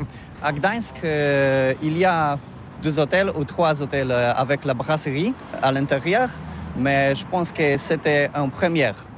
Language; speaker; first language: French; non-native, learner; Polish